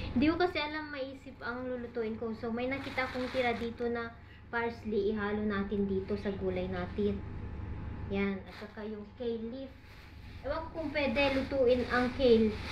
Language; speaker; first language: Filipino; non-native, local second language; Iloko